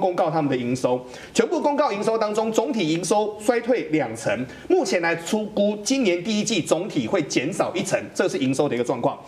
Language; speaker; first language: Chinese; native; Chinese